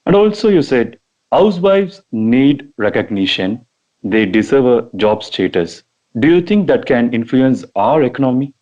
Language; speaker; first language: English; non-native, local second language; Tamil